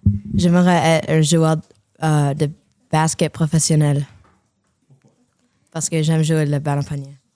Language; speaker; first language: French; non-native, local second language; English